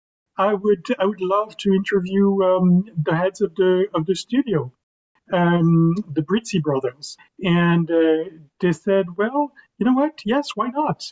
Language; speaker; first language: English; non-native, fluent; French